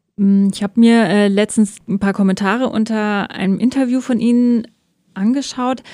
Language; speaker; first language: German; early bilingual, other home language; Persian